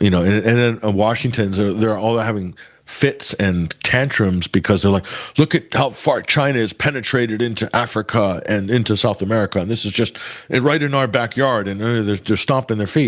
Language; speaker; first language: English; native; English